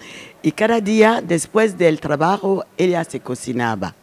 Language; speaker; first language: Spanish; non-native, learner; French